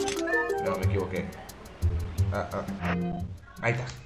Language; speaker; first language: Spanish; native; Spanish